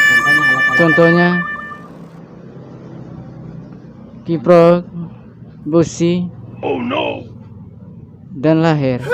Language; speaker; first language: Indonesian; non-native, local second language; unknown